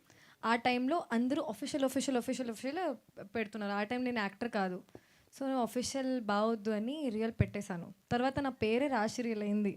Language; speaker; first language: Telugu; non-native, fluent; Hindi